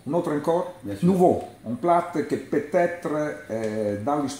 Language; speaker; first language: French; non-native, learner; Italian